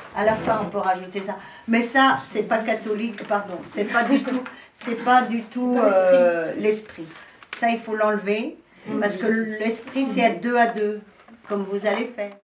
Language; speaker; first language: French; native; French